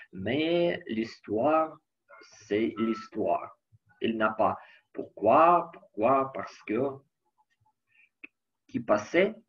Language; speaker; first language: French; non-native, learner; Ukrainian